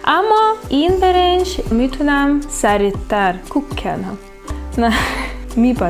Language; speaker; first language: Persian; non-native, learner; Russian